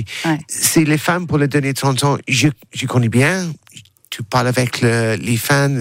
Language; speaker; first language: French; non-native, learner; English